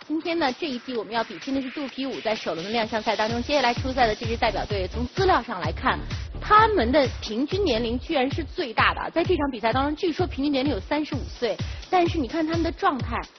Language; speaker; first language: Chinese; native; Chinese